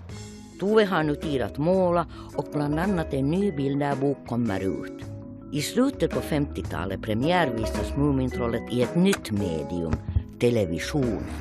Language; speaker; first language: Swedish; native; Swedish